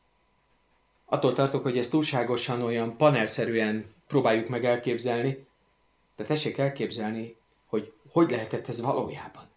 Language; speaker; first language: Hungarian; native; Hungarian